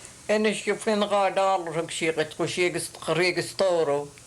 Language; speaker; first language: Irish; native; Irish